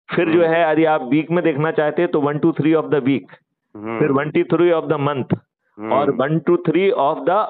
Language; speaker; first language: Hindi; native; Hindi